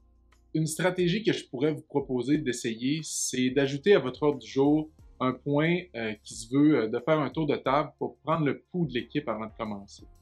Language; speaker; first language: French; native; French